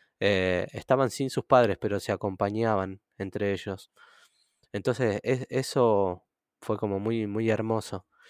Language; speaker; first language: Spanish; native; Spanish